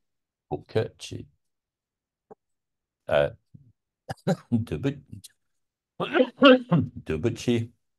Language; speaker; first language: Chinese; non-native, learner; English